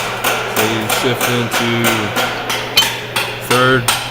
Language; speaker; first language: English; native; English